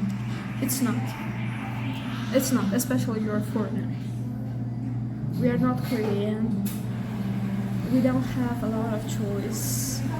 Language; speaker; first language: English; non-native, learner; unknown